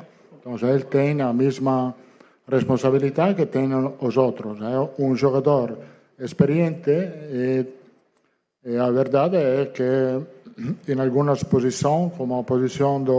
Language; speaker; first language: Spanish; non-native, fluent; Italian